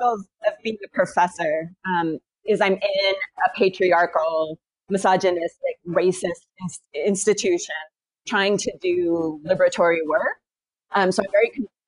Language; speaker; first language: English; native; English